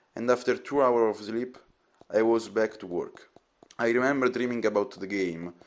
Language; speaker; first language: English; non-native, fluent; Italian